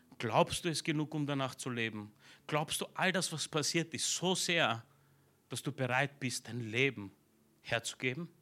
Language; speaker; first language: German; early bilingual, other home language; Romanian